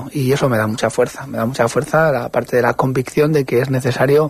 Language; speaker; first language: Spanish; native; Spanish